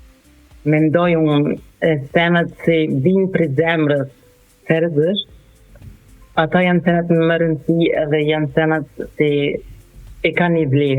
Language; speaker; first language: Albanian; non-native, learner; German